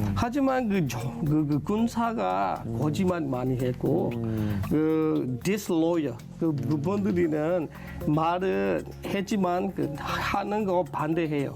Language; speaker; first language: Korean; non-native, learner; S'gaw Karen